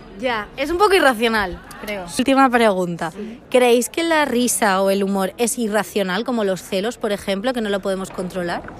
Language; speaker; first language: Spanish; non-native, local second language; Catalan